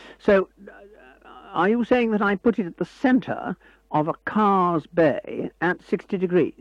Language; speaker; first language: English; native; English